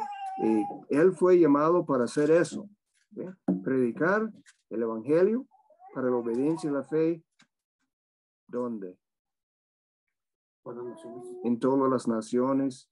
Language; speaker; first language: Spanish; non-native, fluent; English